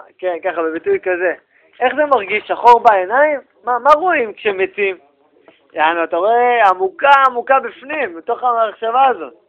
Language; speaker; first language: Hebrew; native; Hebrew